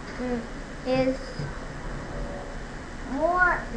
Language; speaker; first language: English; non-native, learner; Korean